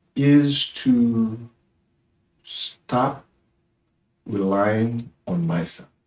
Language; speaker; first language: English; non-native, fluent; Haitian Creole